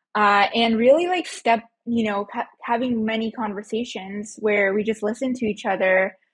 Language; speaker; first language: English; early bilingual, other home language; Spanish